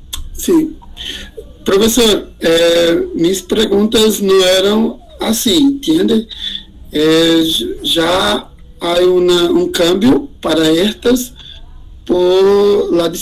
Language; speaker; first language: Spanish; non-native, learner; Portuguese